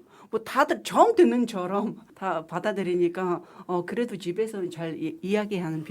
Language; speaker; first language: Korean; non-native, fluent; Mongolian